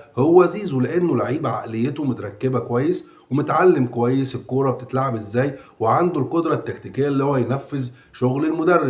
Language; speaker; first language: Arabic; native; Arabic